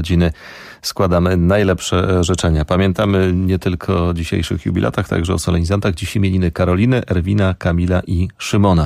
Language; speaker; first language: Polish; native; Polish